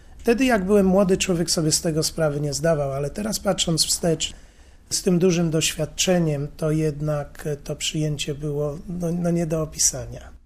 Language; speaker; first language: Polish; native; Polish